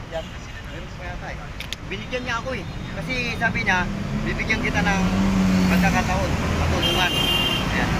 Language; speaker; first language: Filipino; native; Filipino